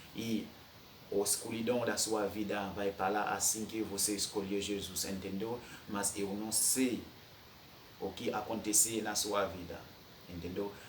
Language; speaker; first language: Portuguese; non-native, fluent; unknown